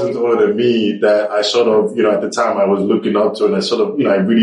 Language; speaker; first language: English; non-native, local second language; Yoruba